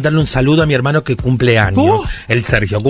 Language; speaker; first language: Spanish; native; Spanish